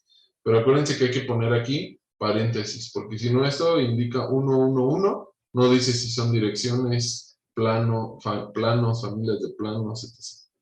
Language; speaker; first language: Spanish; native; Spanish